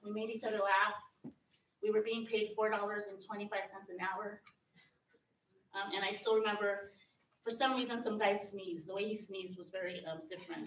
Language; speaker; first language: English; early bilingual, other home language; Spanish